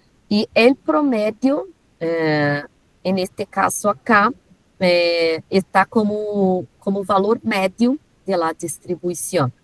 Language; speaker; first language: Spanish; non-native, learner; Portuguese